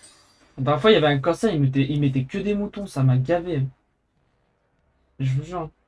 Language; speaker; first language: French; native; French